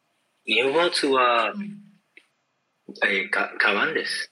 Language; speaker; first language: Japanese; non-native, learner; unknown